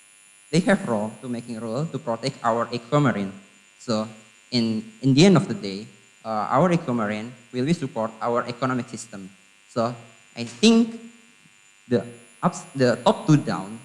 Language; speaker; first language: English; non-native, learner; Indonesian